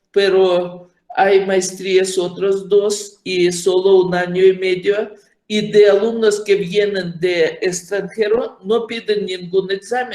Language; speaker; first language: Spanish; non-native, fluent; Ukrainian